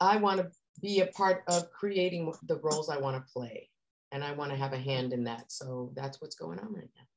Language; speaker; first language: English; native; English